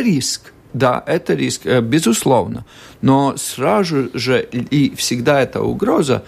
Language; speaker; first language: Russian; non-native, local second language; Latvian